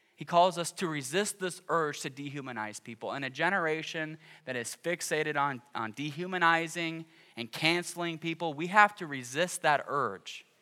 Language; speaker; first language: English; native; English